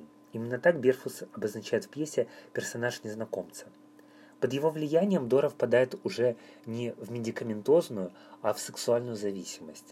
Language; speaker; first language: Russian; native; Russian